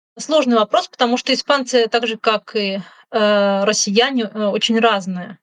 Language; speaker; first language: Russian; native; Russian